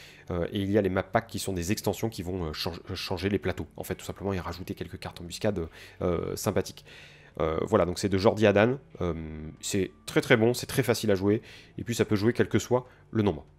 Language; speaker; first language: French; native; French